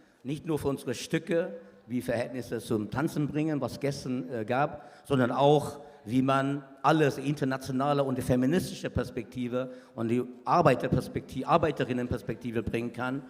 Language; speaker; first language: German; non-native, fluent; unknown